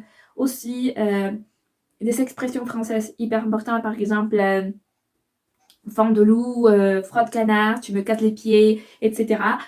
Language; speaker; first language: French; non-native, fluent; Spanish